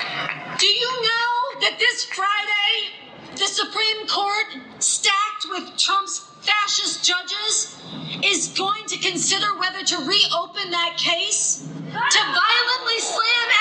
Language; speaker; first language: English; native; English